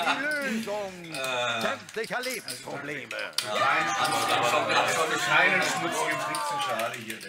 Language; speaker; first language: German; native; German